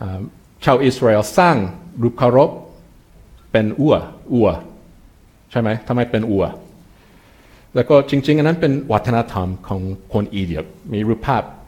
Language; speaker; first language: Thai; non-native, fluent; English